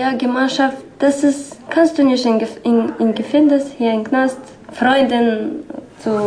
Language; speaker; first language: German; non-native, learner; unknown